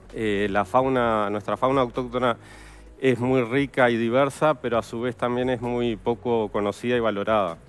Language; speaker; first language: Spanish; native; Spanish